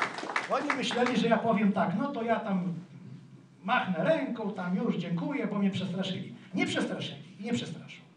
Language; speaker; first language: Polish; native; Polish